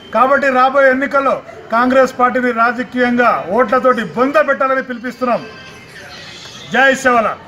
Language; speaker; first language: Telugu; non-native, local second language; Lambadi